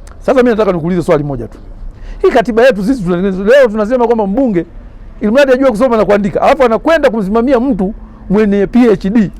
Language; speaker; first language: Swahili; native; Swahili